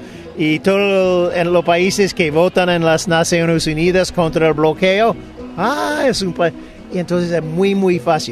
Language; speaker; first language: Spanish; non-native, fluent; English